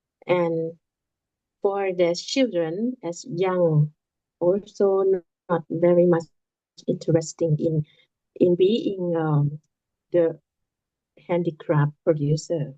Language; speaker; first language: English; non-native, learner; Lao